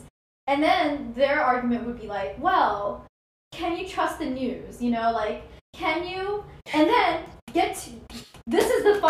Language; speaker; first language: English; native; English